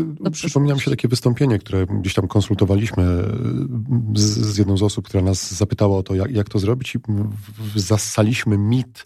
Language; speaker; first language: Polish; native; Polish